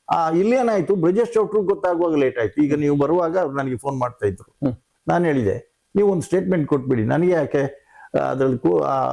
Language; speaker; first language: Kannada; non-native, local second language; Tulu